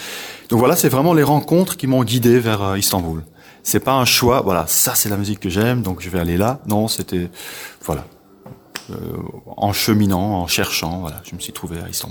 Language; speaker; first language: French; non-native, local second language; Dutch